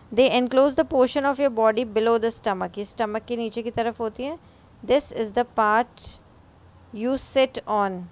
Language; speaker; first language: Hindi; native; Hindi